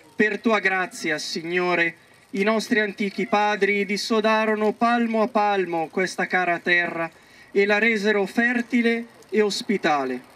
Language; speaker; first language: Italian; native; Italian